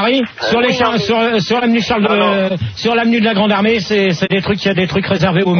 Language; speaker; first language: French; native; French